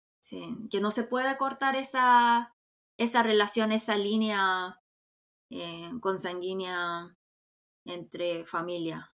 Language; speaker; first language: Spanish; non-native, fluent; Korean